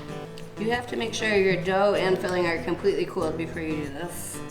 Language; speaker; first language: English; native; English